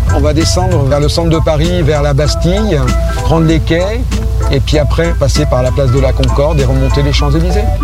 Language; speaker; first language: French; native; French